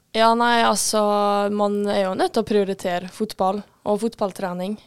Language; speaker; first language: Norwegian; native; Norwegian